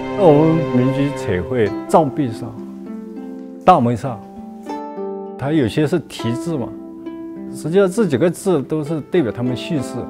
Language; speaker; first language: Chinese; non-native, local second language; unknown